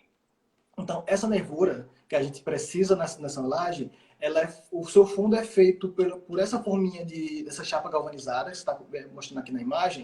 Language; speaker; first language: Portuguese; native; Portuguese